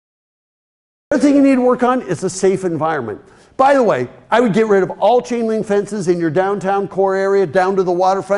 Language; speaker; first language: English; native; English